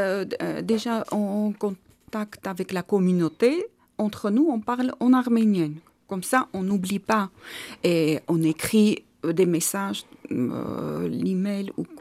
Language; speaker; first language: French; non-native, learner; Armenian